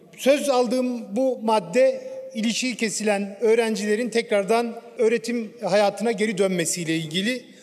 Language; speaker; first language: Turkish; native; Turkish